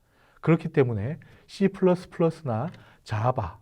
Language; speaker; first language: Korean; native; Korean